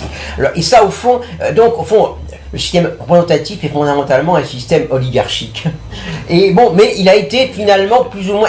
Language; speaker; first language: French; native; French